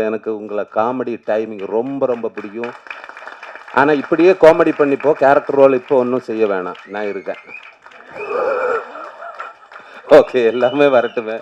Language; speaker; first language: Tamil; non-native, learner; Malayalam